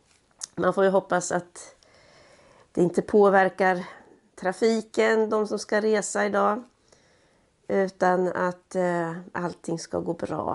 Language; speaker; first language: Swedish; native; Swedish